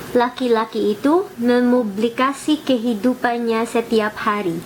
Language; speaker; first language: Indonesian; non-native, learner; Filipino